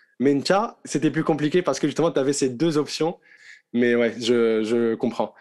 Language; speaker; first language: French; non-native, local second language; Arabic